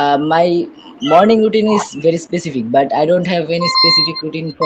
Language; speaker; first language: English; non-native, learner; Bangla